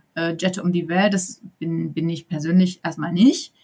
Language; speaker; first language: German; native; German